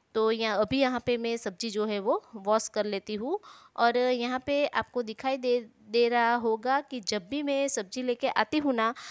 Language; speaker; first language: Hindi; non-native, local second language; Gujarati